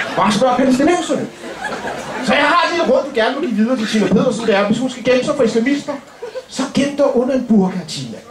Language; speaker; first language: Danish; early bilingual, other home language; Arabic